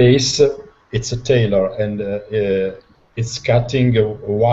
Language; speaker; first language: English; non-native, learner; Italian